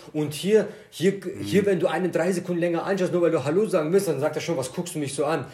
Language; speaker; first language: German; native; German